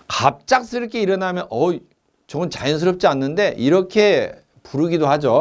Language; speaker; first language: Korean; native; Korean